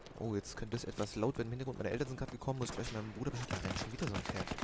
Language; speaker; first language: German; native; German